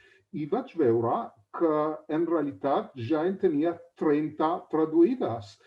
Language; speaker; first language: Catalan; non-native, fluent; Hebrew